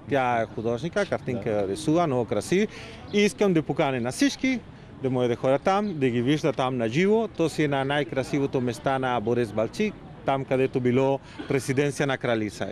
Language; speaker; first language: Bulgarian; non-native, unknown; Spanish